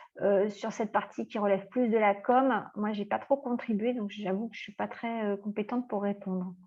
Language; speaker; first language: French; native; French